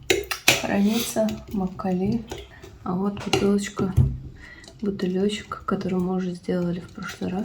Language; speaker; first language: Russian; non-native, fluent; Ukrainian